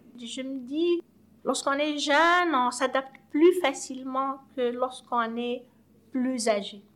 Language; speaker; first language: French; non-native, local second language; Arabic